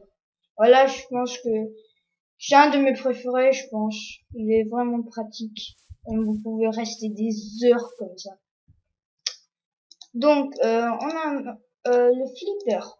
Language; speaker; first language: French; non-native, learner; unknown